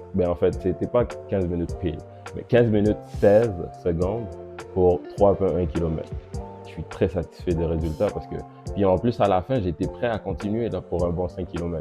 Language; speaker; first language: French; native; French